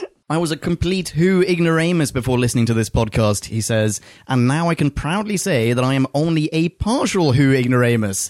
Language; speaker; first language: English; native; English